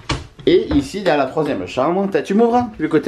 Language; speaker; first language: French; native; French